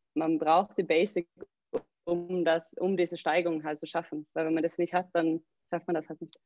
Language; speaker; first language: German; non-native, fluent; Swedish